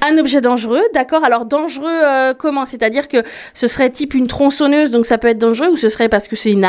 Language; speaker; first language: French; native; French